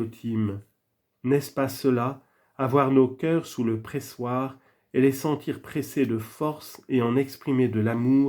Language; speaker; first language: French; native; French